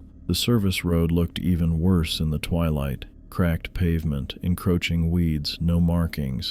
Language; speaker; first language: English; native; English